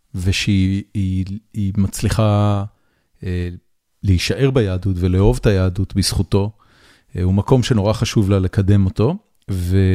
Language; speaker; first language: Hebrew; native; Hebrew